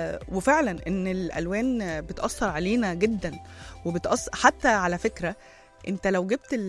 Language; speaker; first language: Arabic; native; Arabic